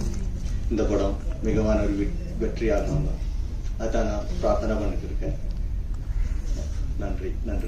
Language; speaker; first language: Tamil; non-native, fluent; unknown